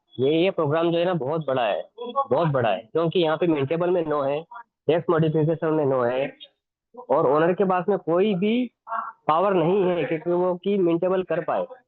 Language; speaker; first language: Hindi; native; Hindi